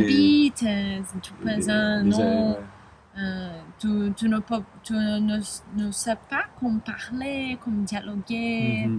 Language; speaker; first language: French; non-native, learner; Spanish